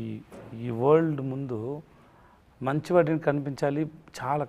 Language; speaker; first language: Telugu; non-native, learner; Tamil